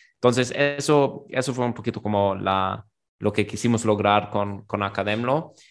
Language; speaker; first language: Spanish; non-native, fluent; German